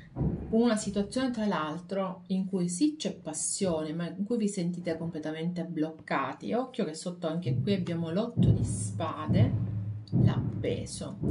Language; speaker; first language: Italian; native; Italian